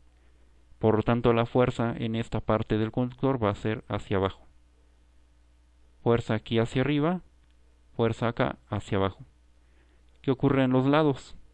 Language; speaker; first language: Spanish; native; Spanish